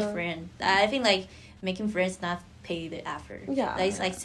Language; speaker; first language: English; non-native, fluent; Chinese